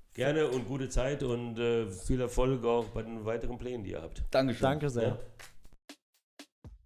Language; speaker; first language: German; early bilingual, other home language; Portuguese